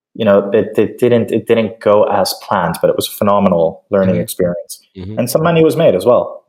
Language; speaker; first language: English; early bilingual, other home language; Spanish